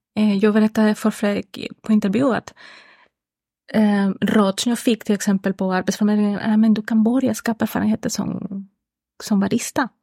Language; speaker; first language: Swedish; non-native, fluent; Spanish